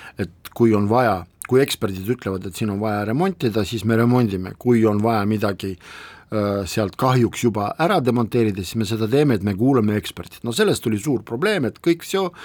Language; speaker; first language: Estonian; non-native, local second language; Russian